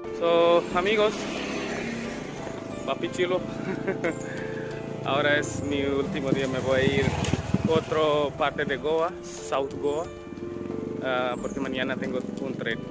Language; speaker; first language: Spanish; non-native, learner; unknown